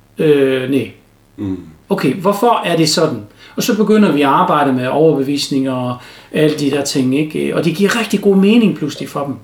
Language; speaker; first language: Danish; non-native, fluent; German